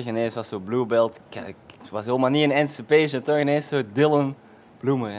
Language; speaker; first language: Dutch; native; Dutch